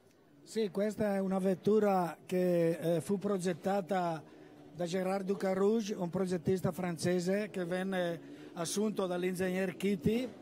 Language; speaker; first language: Italian; native; Italian